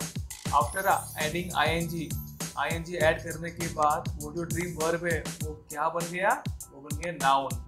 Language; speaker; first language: Hindi; native; Hindi